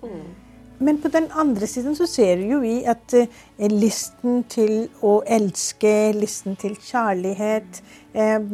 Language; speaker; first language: Norwegian; non-native, fluent; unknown